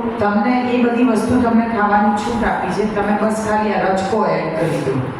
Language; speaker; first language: Gujarati; native; Gujarati